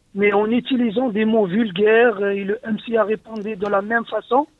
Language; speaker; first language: French; non-native, local second language; Arabic